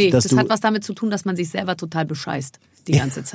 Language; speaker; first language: German; native; German